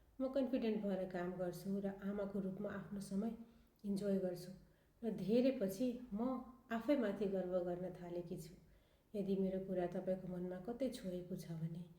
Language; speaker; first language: Nepali; non-native, local second language; Maithili